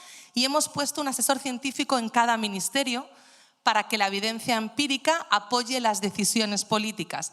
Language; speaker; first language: Spanish; native; Spanish